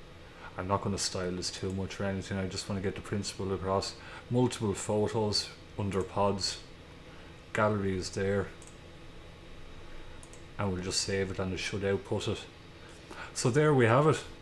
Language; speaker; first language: English; native; English